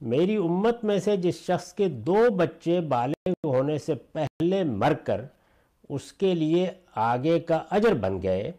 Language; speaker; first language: Urdu; non-native, local second language; Punjabi